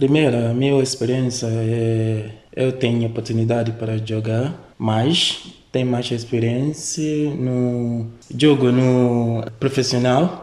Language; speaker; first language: Portuguese; non-native, learner; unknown